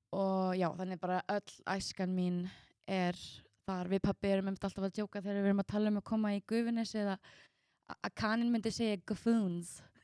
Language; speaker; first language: Icelandic; early bilingual, heritage; Icelandic